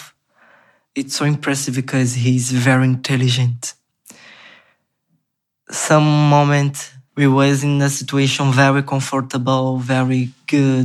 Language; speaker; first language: English; non-native, learner; Portuguese